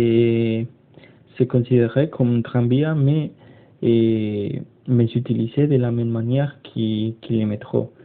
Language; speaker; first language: French; non-native, learner; Spanish